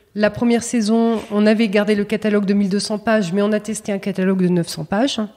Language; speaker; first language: French; native; French